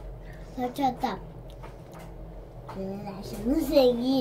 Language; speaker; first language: Romanian; early bilingual, heritage; Romanian